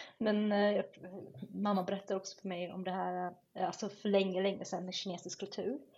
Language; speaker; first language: Swedish; early bilingual, other home language; Chinese